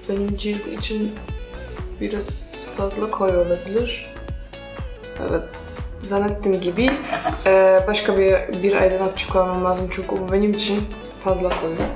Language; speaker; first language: Turkish; non-native, fluent; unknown